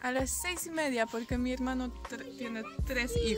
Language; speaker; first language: Spanish; non-native, fluent; Polish